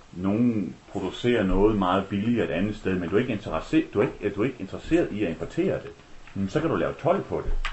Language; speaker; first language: Danish; native; Danish